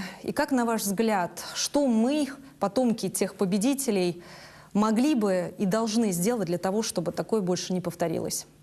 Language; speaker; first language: Russian; native; Russian